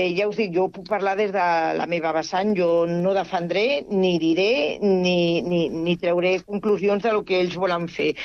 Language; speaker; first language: Catalan; non-native, local second language; Spanish